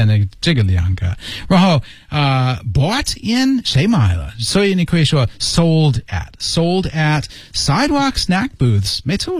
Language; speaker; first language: Chinese; non-native, learner; English